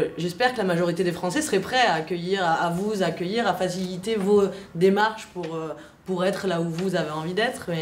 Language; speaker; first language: French; native; French